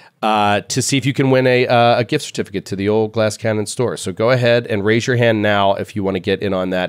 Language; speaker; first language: English; native; English